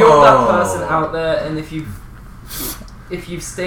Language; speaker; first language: English; native; English